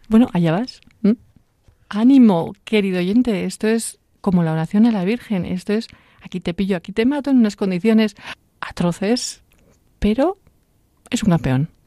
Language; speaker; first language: Spanish; native; Spanish